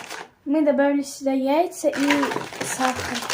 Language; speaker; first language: Russian; non-native, local second language; Tajik